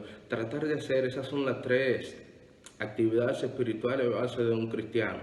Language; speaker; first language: Spanish; native; Spanish